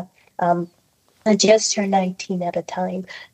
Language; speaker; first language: English; non-native, fluent; Spanish